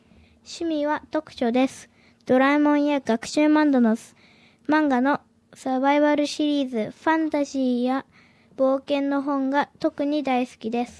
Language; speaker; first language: Japanese; early bilingual, heritage; Japanese